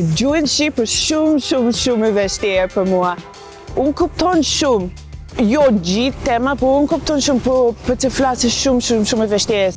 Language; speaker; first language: Albanian; non-native, learner; English